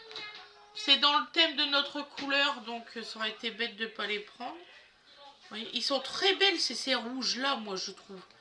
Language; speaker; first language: French; native; French